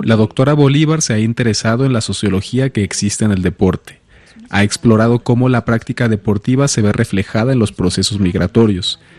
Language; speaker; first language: Spanish; native; Spanish